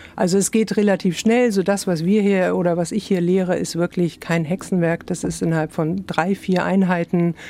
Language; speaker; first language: German; native; German